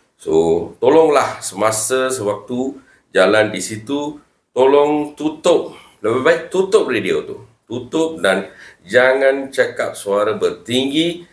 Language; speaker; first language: Malay; non-native, local second language; Tamil